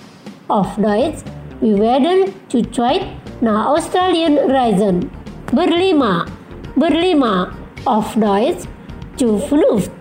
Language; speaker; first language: German; non-native, fluent; Indonesian